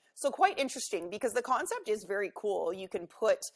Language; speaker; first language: English; native; English